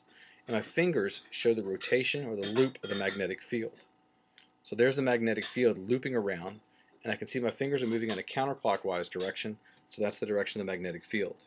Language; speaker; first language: English; native; English